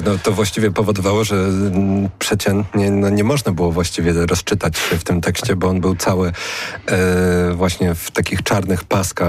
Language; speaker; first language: Polish; native; Polish